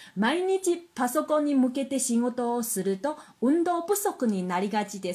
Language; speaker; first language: Japanese; non-native, fluent; Chinese